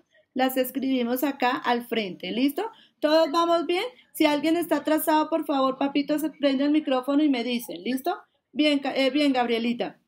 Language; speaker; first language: Spanish; native; Spanish